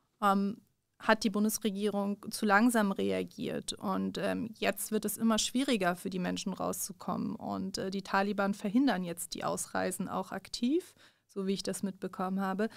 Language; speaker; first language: German; early bilingual, other home language; Persian